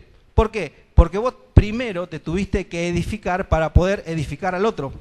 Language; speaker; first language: Spanish; native; Spanish